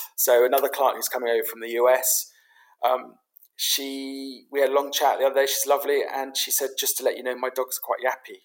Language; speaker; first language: English; native; English